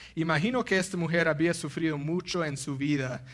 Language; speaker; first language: Spanish; non-native, fluent; English